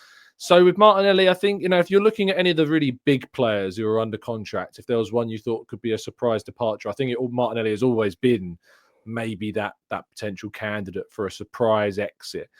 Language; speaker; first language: English; native; English